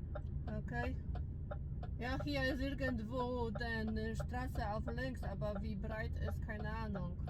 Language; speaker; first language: German; non-native, learner; Polish